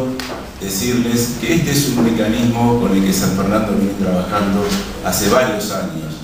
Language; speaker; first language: Spanish; native; Spanish